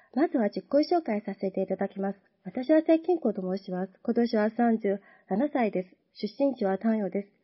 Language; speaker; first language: Japanese; non-native, fluent; Chinese